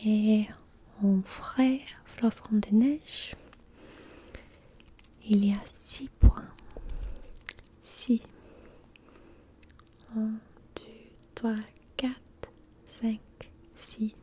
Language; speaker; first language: French; non-native, learner; English